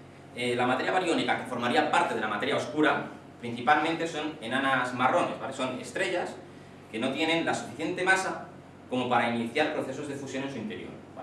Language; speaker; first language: Spanish; native; Spanish